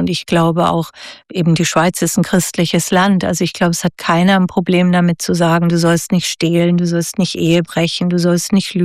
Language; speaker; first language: German; native; German